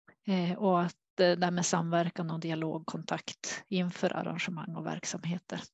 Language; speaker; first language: Swedish; native; Swedish